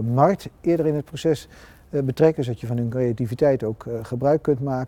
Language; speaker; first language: Dutch; native; Dutch